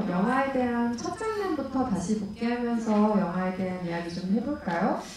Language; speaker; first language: Korean; native; Korean